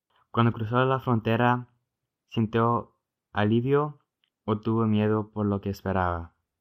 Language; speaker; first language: Spanish; early bilingual, heritage; Spanish